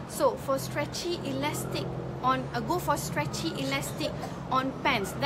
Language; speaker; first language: English; non-native, local second language; Malay